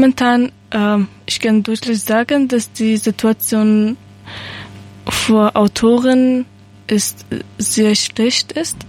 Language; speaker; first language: German; non-native, learner; Persian